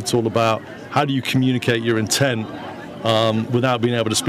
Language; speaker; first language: English; native; English